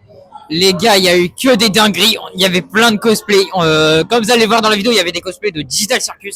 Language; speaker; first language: French; native; French